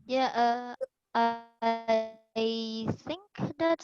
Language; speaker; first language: English; non-native, learner; Indonesian